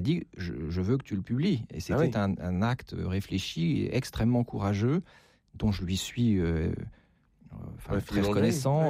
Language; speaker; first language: French; native; French